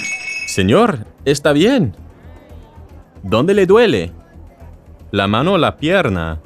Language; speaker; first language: Spanish; non-native, learner; English